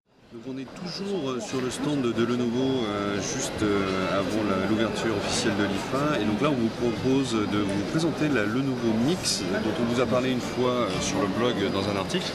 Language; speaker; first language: French; native; French